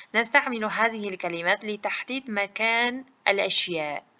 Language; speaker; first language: Arabic; non-native, fluent; Uzbek